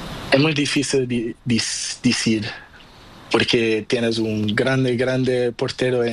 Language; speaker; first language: Spanish; non-native, learner; Portuguese